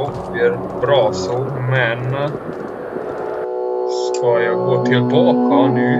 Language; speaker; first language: Swedish; non-native, learner; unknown